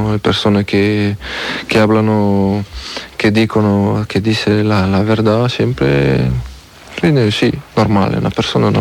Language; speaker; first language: Spanish; non-native, learner; French